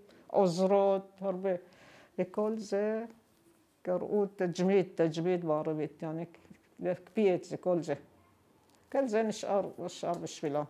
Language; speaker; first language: Hebrew; non-native, fluent; Arabic